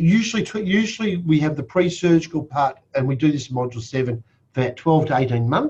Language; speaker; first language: English; native; English